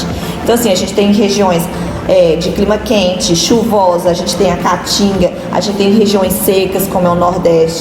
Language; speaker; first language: Portuguese; native; Portuguese